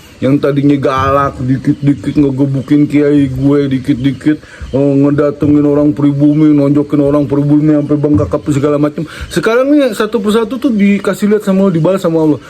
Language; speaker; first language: Indonesian; native; Indonesian